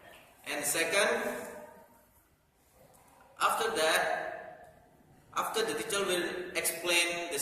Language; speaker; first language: English; non-native, learner; Indonesian